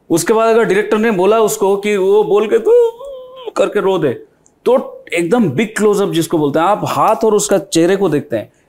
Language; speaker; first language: Hindi; non-native, local second language; Odia